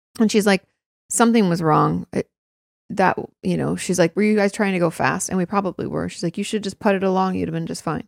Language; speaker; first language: English; native; English